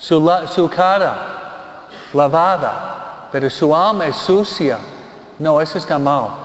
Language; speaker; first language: Spanish; non-native, fluent; English